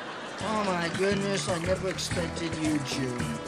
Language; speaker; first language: English; native; English